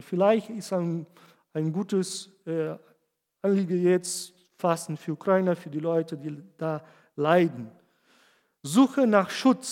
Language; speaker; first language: German; non-native, fluent; Portuguese